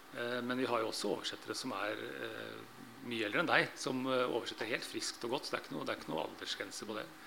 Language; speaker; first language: Norwegian; native; Norwegian